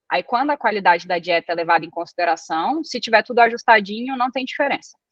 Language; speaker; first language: Portuguese; early bilingual, other home language; Italian